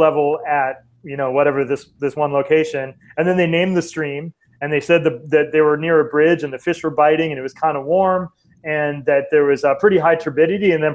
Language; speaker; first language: English; native; English